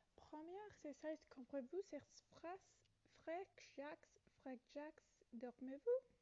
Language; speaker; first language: French; non-native, learner; Italian